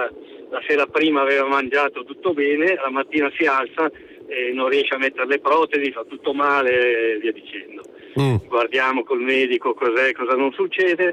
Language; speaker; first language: Italian; native; Italian